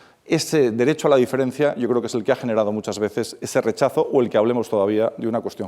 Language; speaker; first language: Spanish; native; Spanish